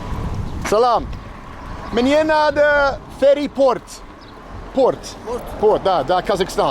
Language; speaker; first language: Russian; non-native, learner; English